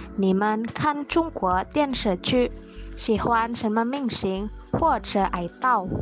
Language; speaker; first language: Chinese; non-native, learner; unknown